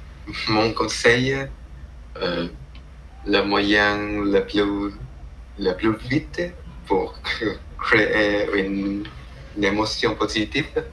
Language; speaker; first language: French; non-native, learner; Vietnamese